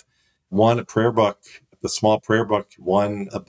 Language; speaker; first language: English; native; English